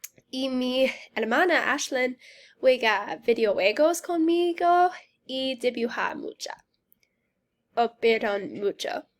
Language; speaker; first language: Spanish; non-native, learner; English